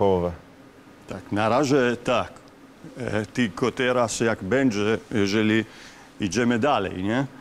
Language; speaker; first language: Polish; non-native, fluent; Italian